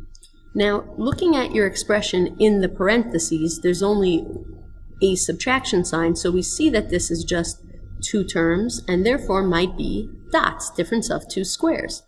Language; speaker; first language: English; native; English